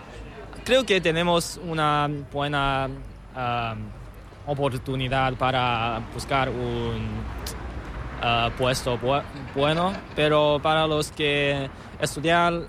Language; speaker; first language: Spanish; non-native, learner; Chinese